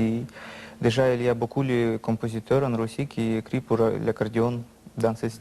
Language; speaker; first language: French; non-native, learner; Russian